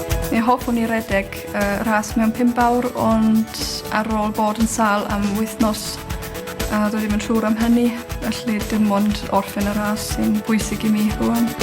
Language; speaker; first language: Welsh; non-native, fluent; German